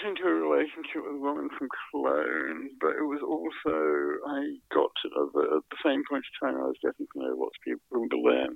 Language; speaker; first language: English; native; English